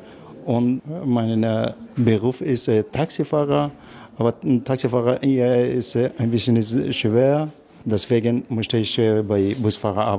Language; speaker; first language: German; non-native, learner; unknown